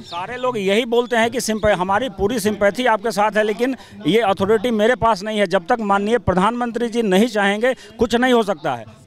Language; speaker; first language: Hindi; native; Hindi